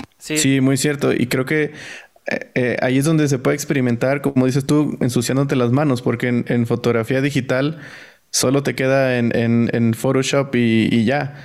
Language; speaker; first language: Spanish; native; Spanish